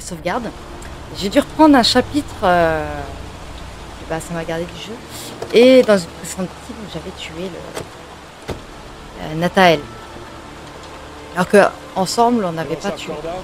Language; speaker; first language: French; native; French